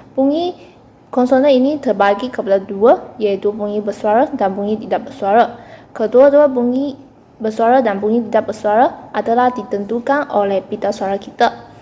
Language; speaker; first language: Malay; non-native, local second language; Chinese